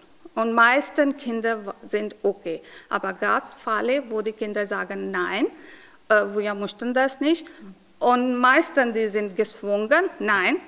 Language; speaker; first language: German; non-native, learner; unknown